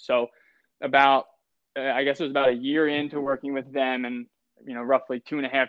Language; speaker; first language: English; native; English